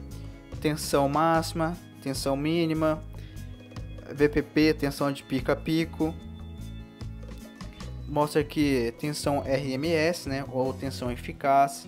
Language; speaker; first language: Portuguese; native; Portuguese